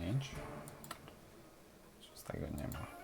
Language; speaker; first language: Polish; non-native, fluent; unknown